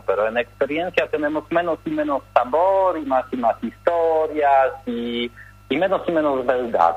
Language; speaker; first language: Spanish; non-native, learner; Polish